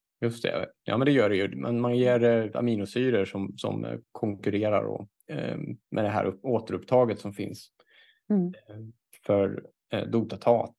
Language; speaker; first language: Swedish; native; Swedish